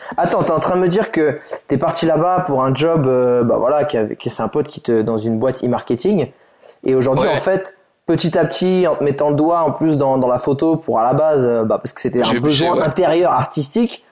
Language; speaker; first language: French; native; French